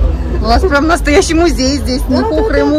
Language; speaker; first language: Russian; native; Russian